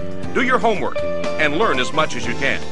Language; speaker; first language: English; native; English